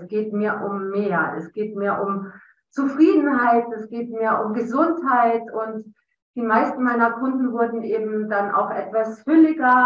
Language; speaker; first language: German; native; German